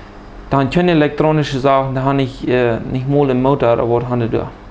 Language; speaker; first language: German; early bilingual, heritage; Plautdietsch